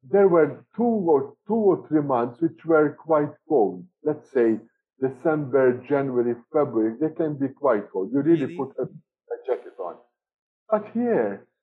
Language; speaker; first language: English; non-native, fluent; Maltese